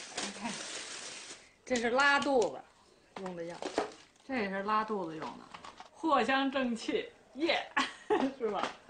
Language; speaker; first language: Chinese; native; Chinese